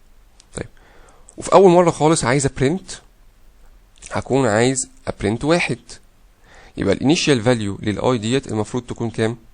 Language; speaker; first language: Arabic; native; Arabic